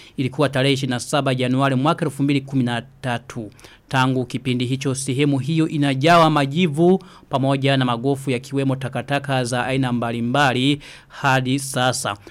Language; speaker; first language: Swahili; non-native, local second language; Rundi